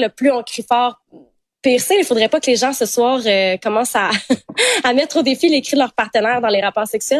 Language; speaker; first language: French; native; French